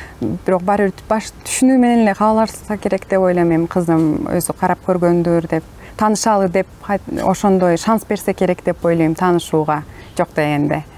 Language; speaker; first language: Kyrgyz; non-native, local second language; Turkish